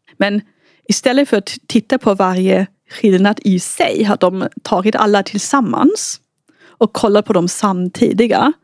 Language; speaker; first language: Swedish; non-native, fluent; German